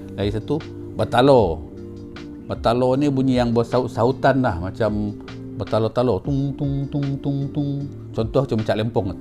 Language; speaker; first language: Malay; native; Malay